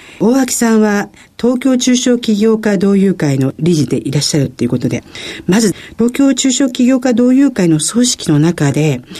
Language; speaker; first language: Japanese; native; Japanese